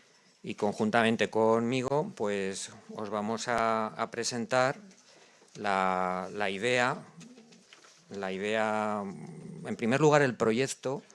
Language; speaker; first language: Spanish; native; Spanish